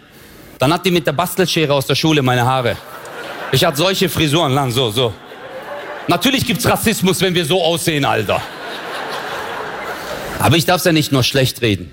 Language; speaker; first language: German; early bilingual, other home language; Turkish